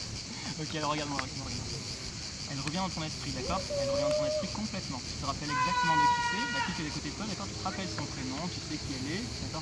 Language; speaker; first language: French; native; French